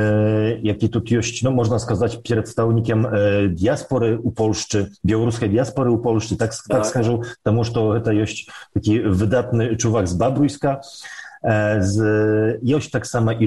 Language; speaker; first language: Polish; non-native, local second language; Belarusian